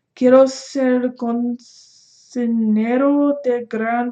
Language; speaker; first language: Spanish; early bilingual, heritage; Spanish